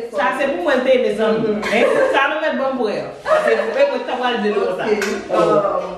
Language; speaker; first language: French; non-native, learner; Haitian Creole